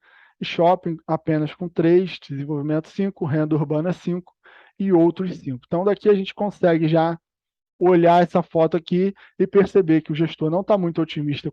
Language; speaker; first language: Portuguese; native; Portuguese